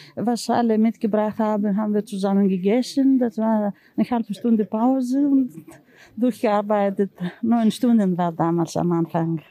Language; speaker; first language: German; non-native, learner; Greek